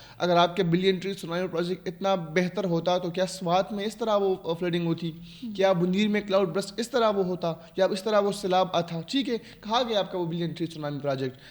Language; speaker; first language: Urdu; non-native, local second language; Pashto